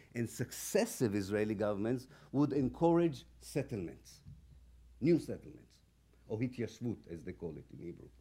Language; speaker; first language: English; non-native, fluent; Hebrew